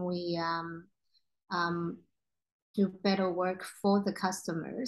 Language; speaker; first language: English; non-native, local second language; Cantonese